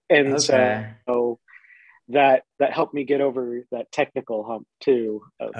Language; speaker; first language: English; native; English